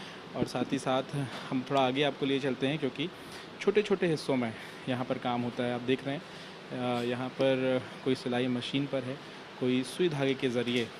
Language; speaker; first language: Hindi; native; Hindi